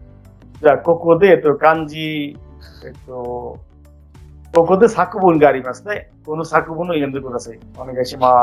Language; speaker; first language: Japanese; non-native, fluent; Bangla